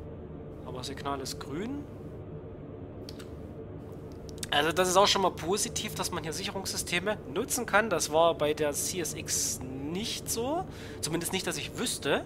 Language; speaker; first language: German; native; German